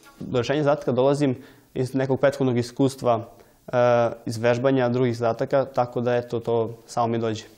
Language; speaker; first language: Serbian; native; Serbian